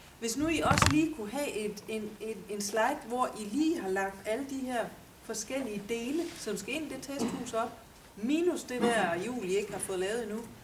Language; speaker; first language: Danish; native; Danish